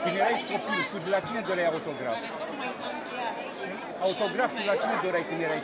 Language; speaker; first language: Romanian; native; Romanian